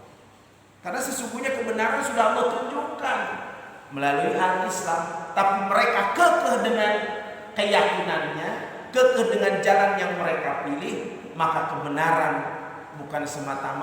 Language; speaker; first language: Indonesian; native; Indonesian